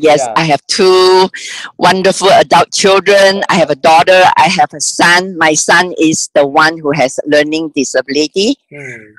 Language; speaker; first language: English; non-native, local second language; Cantonese